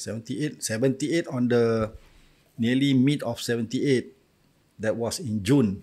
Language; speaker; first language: English; non-native, local second language; Malay